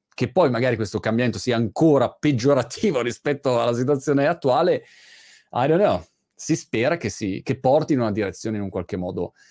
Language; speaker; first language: Italian; native; Italian